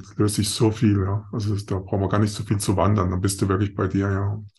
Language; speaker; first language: German; non-native, fluent; Spanish